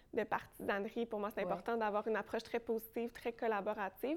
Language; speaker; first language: French; native; French